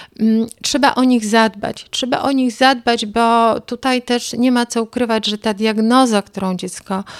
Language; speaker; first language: Polish; native; Polish